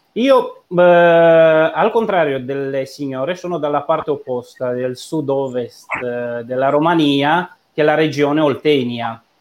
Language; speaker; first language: Italian; non-native, fluent; Romanian